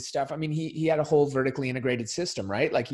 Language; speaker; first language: English; native; English